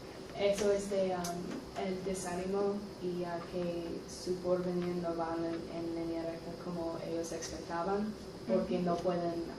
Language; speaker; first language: Spanish; non-native, learner; English